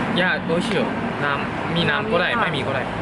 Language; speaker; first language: Thai; non-native, learner; Japanese